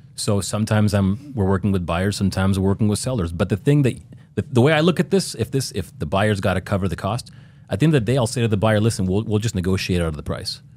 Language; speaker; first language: English; native; English